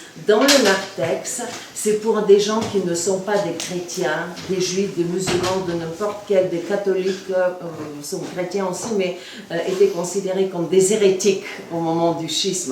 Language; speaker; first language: French; non-native, fluent; Bulgarian